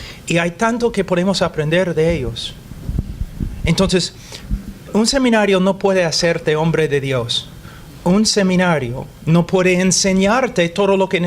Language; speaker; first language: Spanish; non-native, fluent; English